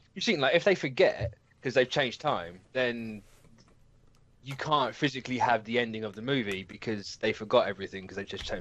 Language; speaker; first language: English; native; English